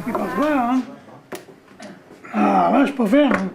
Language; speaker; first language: French; native; French